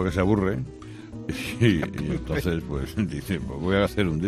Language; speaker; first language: Spanish; native; Spanish